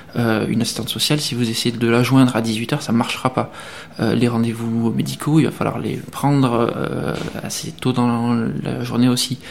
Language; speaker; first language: French; native; French